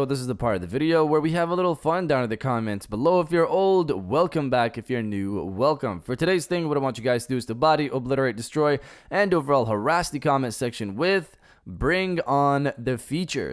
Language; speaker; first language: English; native; English